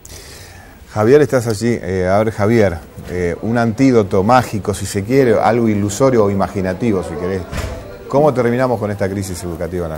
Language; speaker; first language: Spanish; native; Spanish